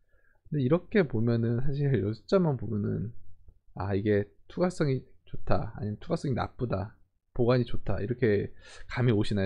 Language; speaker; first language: Korean; native; Korean